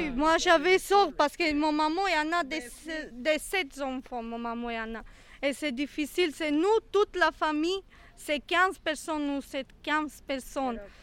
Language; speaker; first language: French; non-native, learner; Serbian